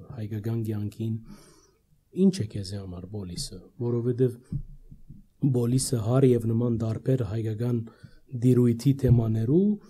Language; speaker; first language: Armenian; early bilingual, heritage; Armenian